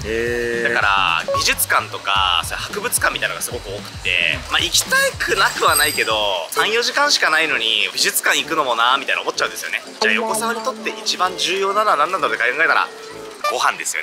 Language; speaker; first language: Japanese; native; Japanese